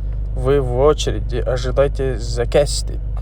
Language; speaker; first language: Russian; non-native, local second language; Kyrgyz